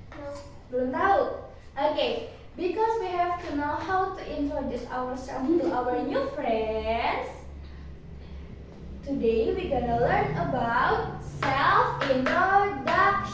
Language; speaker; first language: English; non-native, fluent; Indonesian